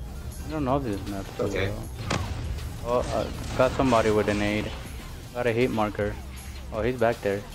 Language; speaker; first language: English; native; English